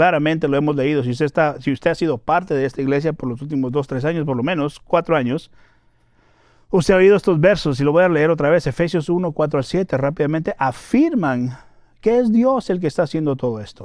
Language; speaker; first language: Spanish; native; Spanish